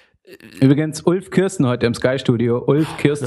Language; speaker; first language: German; native; German